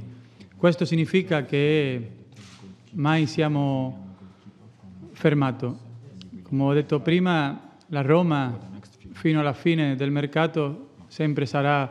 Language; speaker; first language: Italian; non-native, fluent; Spanish